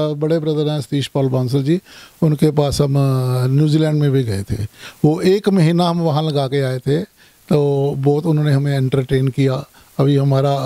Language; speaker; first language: Hindi; non-native, local second language; Punjabi